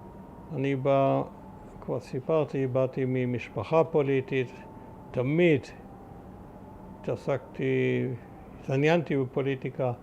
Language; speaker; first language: Hebrew; early bilingual, other home language; German